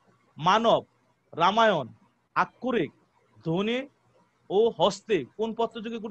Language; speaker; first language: Bangla; native; Bangla